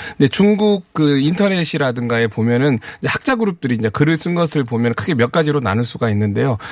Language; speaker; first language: Korean; native; Korean